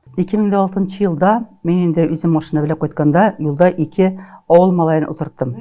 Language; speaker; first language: Tatar; native; Tatar